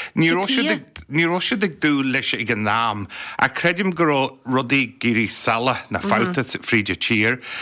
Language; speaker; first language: Irish; native; Irish